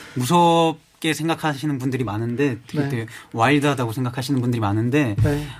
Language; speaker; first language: Korean; native; Korean